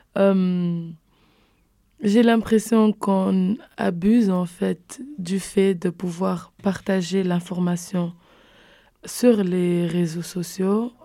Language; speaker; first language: French; non-native, fluent; Kabuverdianu